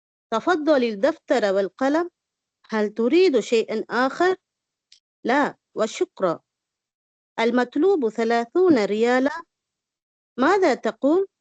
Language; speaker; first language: Arabic; non-native, learner; Tamil